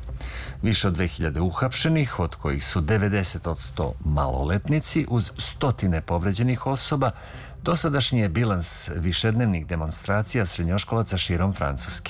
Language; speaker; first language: Serbian; native; Serbian